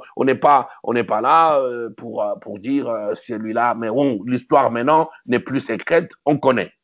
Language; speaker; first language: French; non-native, local second language; Luba-Lulua